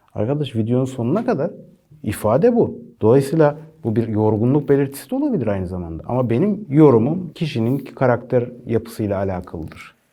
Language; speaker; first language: Turkish; native; Turkish